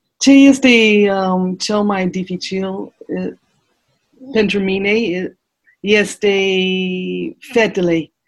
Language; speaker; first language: Romanian; non-native, learner; English